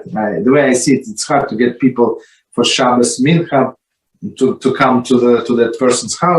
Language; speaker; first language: English; non-native, fluent; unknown